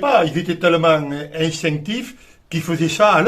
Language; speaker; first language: French; native; French